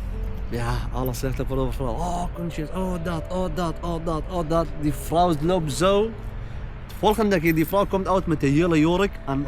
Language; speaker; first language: Dutch; non-native, learner; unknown